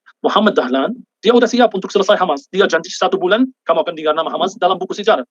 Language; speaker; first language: Indonesian; non-native, fluent; Arabic